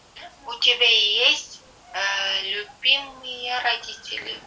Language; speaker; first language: Russian; non-native, learner; Kyrgyz